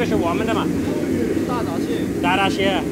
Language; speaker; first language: Chinese; non-native, learner; English